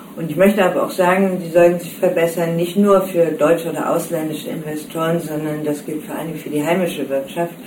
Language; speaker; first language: German; native; German